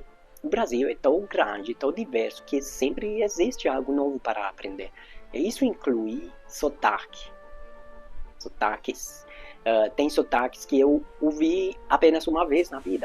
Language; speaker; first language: Portuguese; non-native, fluent; Hungarian